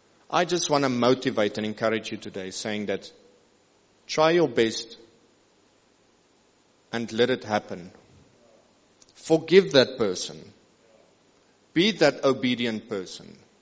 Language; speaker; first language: English; non-native, local second language; Afrikaans